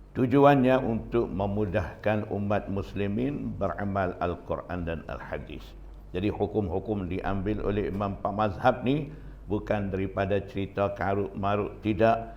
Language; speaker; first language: Malay; non-native, fluent; Burmese